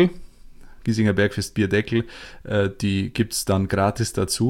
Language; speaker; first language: German; native; German